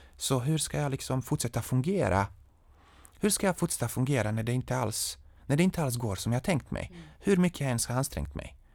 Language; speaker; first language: Swedish; non-native, fluent; Serbian